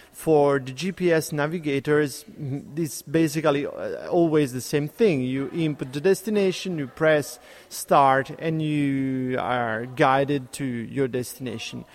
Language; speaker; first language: English; non-native, fluent; Italian